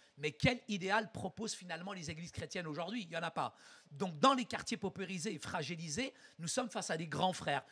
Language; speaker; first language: French; early bilingual, other home language; Arabic